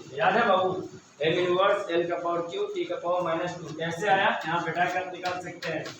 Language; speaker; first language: Hindi; native; Hindi